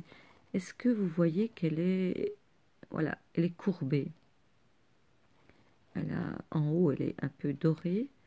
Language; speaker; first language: French; native; French